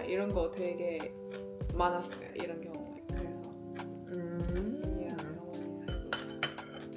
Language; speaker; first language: Korean; non-native, fluent; Chinese